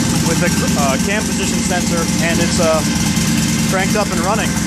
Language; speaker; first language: English; native; English